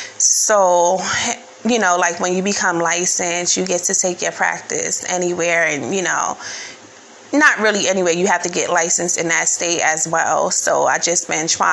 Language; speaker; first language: English; native; English